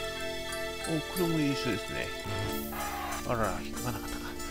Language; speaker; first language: Japanese; native; Japanese